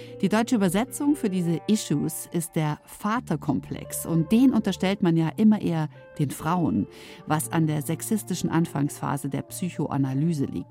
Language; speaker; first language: German; native; German